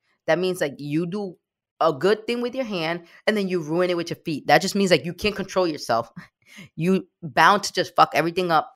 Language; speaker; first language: English; early bilingual, other home language; Spanish